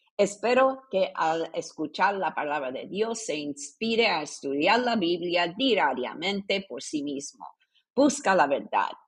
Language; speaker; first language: Spanish; native; Spanish